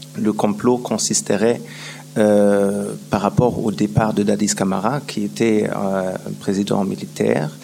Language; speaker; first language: French; non-native, fluent; German